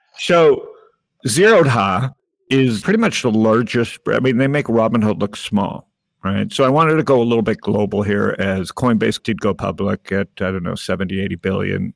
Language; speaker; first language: English; native; English